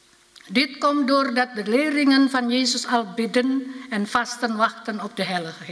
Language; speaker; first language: Dutch; non-native, fluent; Indonesian